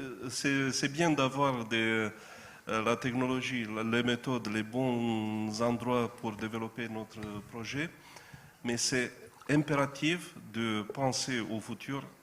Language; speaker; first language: French; non-native, fluent; Romanian